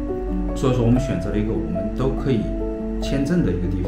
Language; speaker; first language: Chinese; native; Chinese